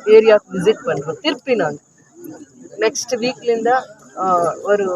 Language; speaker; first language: Tamil; non-native, local second language; Kannada